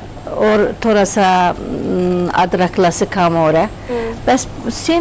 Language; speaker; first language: Hindi; non-native, learner; Turkish